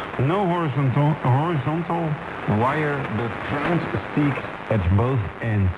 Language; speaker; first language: English; non-native, fluent; Dutch